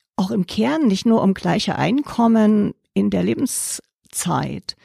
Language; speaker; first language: German; native; German